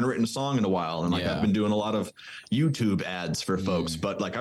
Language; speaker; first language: English; native; English